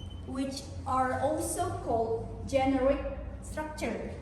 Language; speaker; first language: English; non-native, fluent; Indonesian